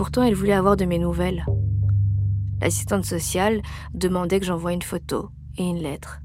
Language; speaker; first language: French; native; French